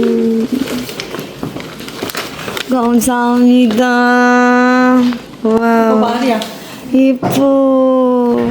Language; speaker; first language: Korean; non-native, learner; Filipino